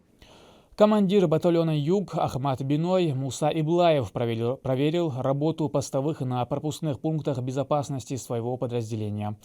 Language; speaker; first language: Russian; native; Russian